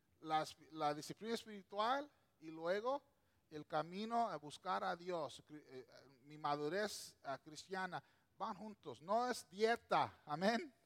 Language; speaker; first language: Spanish; non-native, local second language; English